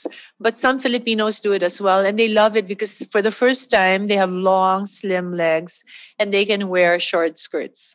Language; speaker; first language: English; non-native, local second language; Filipino